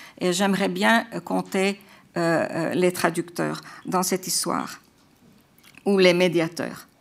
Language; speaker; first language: French; non-native, fluent; Croatian